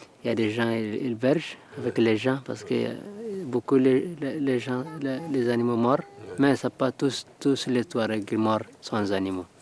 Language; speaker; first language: French; non-native, learner; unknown